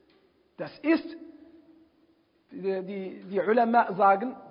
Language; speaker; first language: German; non-native, fluent; Arabic